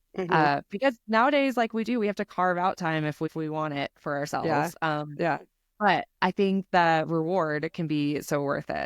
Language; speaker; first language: English; native; English